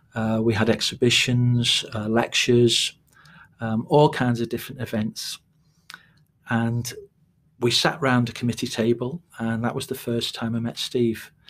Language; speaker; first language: English; native; English